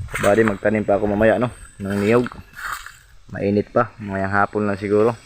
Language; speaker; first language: Filipino; non-native, local second language; Cebuano